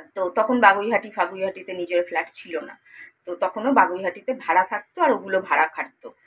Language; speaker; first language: Bangla; native; Bangla